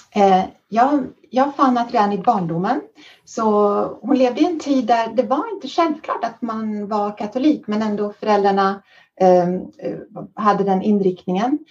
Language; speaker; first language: Swedish; early bilingual, heritage; Swedish